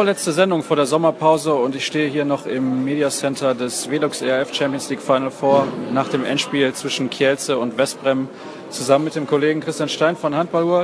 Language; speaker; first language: German; native; German